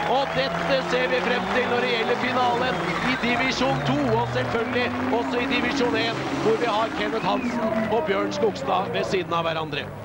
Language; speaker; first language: Norwegian; native; Norwegian